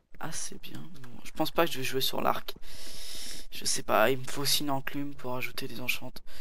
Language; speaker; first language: French; native; French